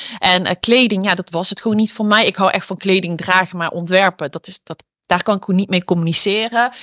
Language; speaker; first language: Dutch; native; Dutch